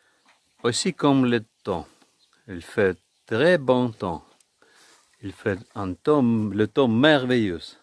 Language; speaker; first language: French; non-native, learner; Ukrainian